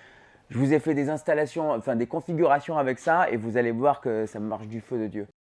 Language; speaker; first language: French; native; French